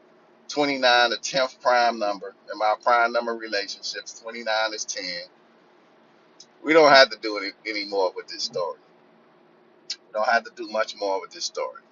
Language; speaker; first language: English; native; English